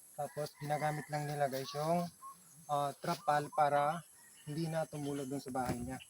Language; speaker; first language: Filipino; native; Filipino